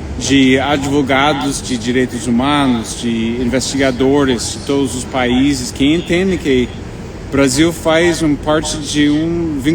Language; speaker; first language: Portuguese; non-native, fluent; English